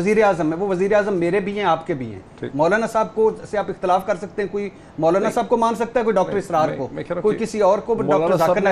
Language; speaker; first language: Urdu; native; Urdu